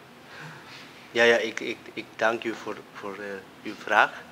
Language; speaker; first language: Dutch; non-native, fluent; Spanish